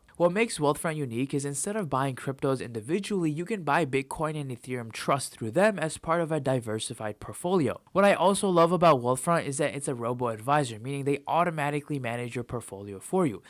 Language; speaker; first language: English; native; English